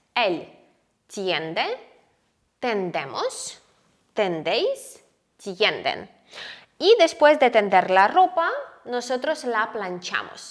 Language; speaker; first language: Spanish; non-native, fluent; Ukrainian